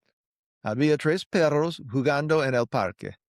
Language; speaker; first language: Spanish; non-native, fluent; English